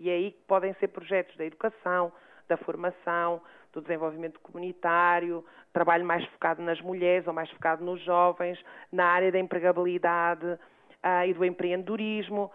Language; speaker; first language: Portuguese; native; Portuguese